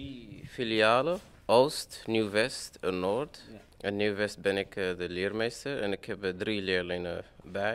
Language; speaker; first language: Dutch; non-native, fluent; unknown